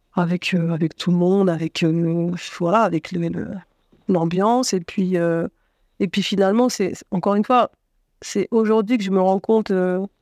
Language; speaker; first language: French; native; French